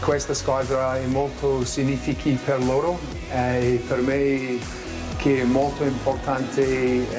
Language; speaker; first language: Italian; non-native, learner; English